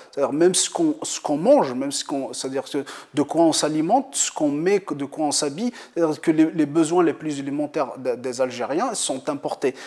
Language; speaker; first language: French; non-native, local second language; Kabyle